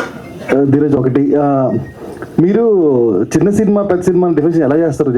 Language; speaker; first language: Telugu; native; Telugu